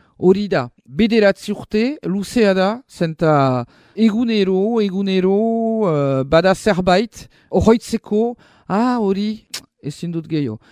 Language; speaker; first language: Basque; non-native, local second language; French